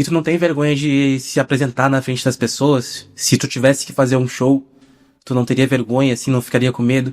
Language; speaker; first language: Portuguese; native; Portuguese